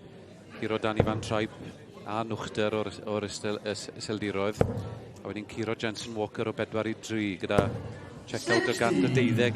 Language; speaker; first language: Welsh; native; Welsh